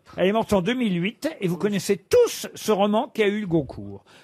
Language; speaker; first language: French; native; French